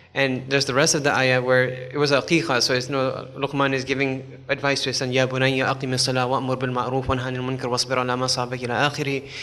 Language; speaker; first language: English; native; English